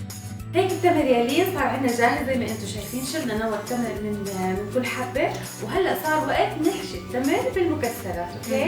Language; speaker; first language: Arabic; native; Arabic